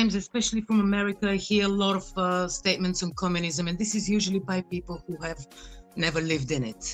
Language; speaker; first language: English; non-native, fluent; Bulgarian